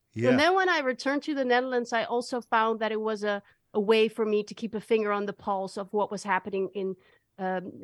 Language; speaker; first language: English; non-native, fluent; Dutch